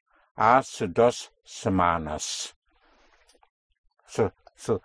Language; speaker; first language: Spanish; non-native, fluent; English